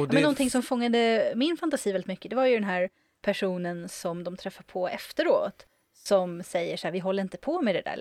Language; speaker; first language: Swedish; native; Swedish